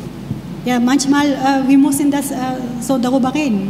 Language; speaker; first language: German; non-native, learner; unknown